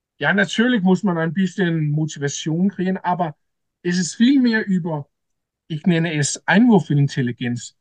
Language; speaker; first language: German; non-native, learner; Danish